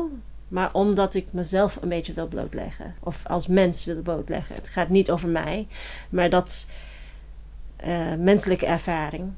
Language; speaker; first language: Dutch; non-native, fluent; English